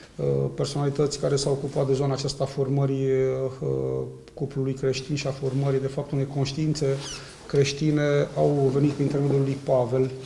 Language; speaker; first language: Romanian; native; Romanian